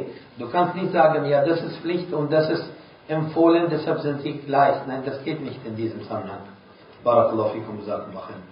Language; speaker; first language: German; non-native, fluent; Arabic